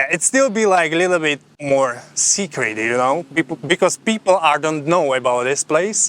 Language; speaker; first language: English; non-native, fluent; Slovak